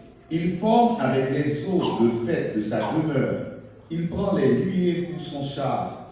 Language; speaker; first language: French; non-native, local second language; Haitian Creole